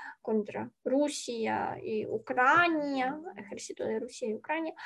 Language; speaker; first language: Spanish; non-native, learner; Ukrainian